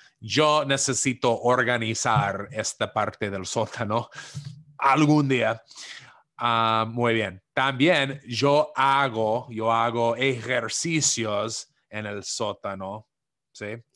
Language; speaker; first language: Spanish; non-native, fluent; English